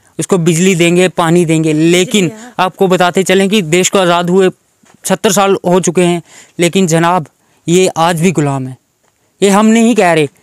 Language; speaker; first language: Hindi; non-native, local second language; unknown